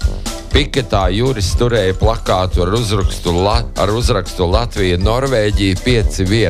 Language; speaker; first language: Latvian; native; Latvian